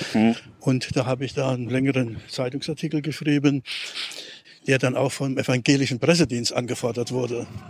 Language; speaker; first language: German; native; German